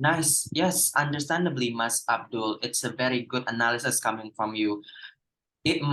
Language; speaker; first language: English; non-native, fluent; Indonesian